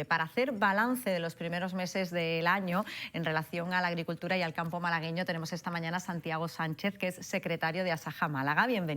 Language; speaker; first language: Spanish; native; Spanish